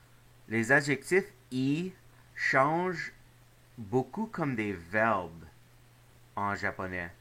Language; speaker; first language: French; non-native, fluent; English